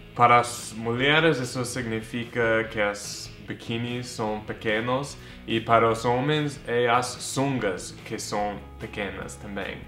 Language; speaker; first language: Portuguese; non-native, fluent; English